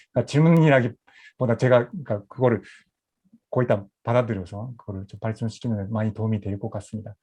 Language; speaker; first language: Korean; non-native, fluent; Japanese